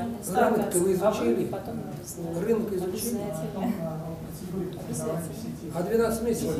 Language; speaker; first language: Russian; native; Russian